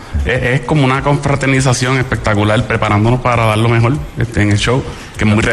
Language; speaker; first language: Spanish; native; Spanish